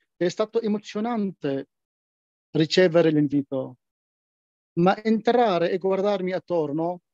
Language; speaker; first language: Italian; non-native, fluent; Persian